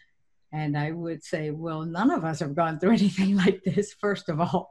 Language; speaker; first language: English; non-native, fluent; Spanish